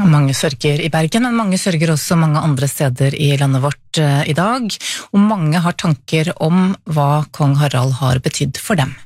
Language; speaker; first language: Norwegian; native; Norwegian